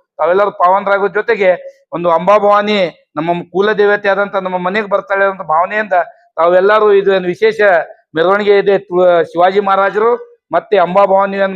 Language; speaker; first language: Kannada; non-native, local second language; Lambadi